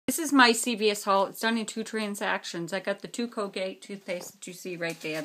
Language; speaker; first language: English; native; English